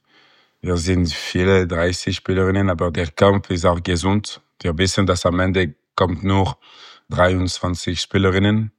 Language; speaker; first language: German; non-native, local second language; French